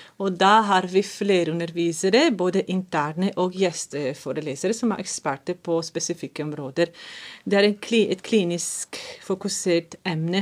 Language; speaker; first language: Norwegian; non-native, fluent; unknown